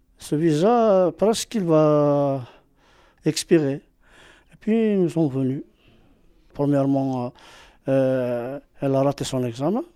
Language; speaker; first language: French; non-native, local second language; Arabic